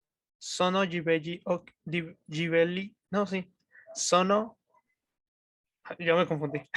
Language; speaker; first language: Italian; non-native, learner; Spanish